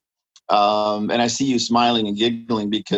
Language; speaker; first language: English; native; English